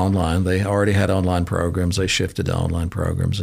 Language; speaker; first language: English; native; English